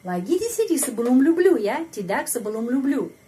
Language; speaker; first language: Indonesian; non-native, fluent; Russian